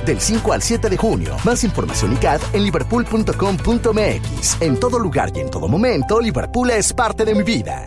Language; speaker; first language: Spanish; non-native, learner; Bangla